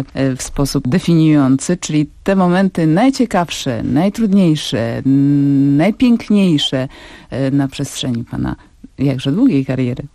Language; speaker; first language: Polish; native; Polish